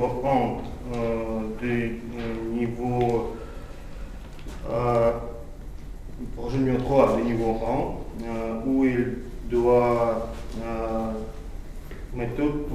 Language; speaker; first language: French; non-native, fluent; Russian